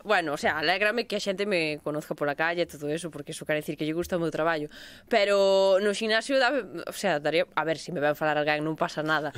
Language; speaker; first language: Galician; native; Galician